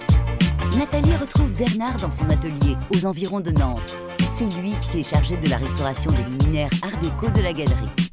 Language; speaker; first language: French; native; French